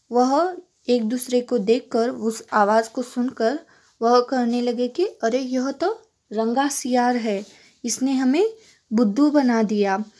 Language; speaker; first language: Hindi; non-native, local second language; Kannada